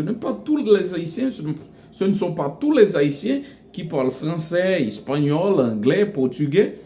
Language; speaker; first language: French; non-native, local second language; Haitian Creole